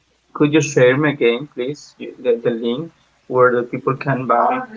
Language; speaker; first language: English; non-native, learner; Spanish